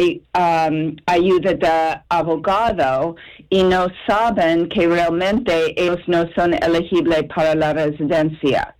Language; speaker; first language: Spanish; non-native, fluent; English